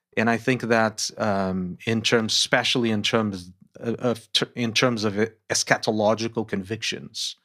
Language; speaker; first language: English; non-native, fluent; Portuguese